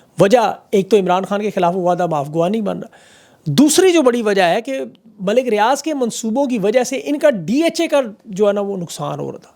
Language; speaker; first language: Urdu; native; Urdu